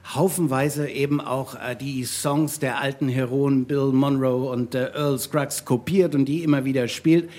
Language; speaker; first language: German; native; German